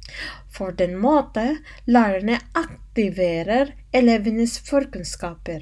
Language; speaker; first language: Norwegian; non-native, learner; Filipino